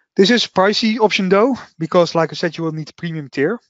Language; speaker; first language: English; non-native, fluent; Dutch